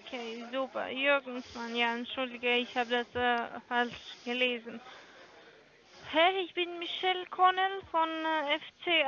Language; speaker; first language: German; non-native, learner; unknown